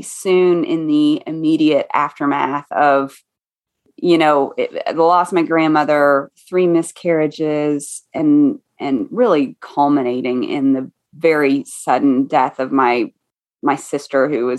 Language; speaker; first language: English; native; English